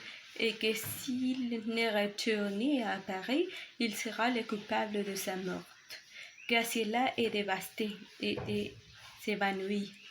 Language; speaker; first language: French; non-native, learner; Spanish